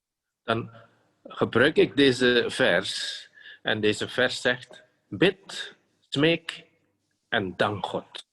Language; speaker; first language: Dutch; non-native, fluent; Indonesian